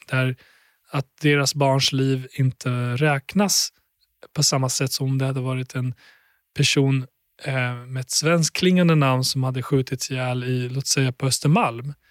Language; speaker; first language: Swedish; early bilingual, other home language; Albanian